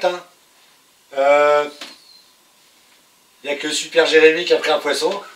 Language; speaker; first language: French; native; French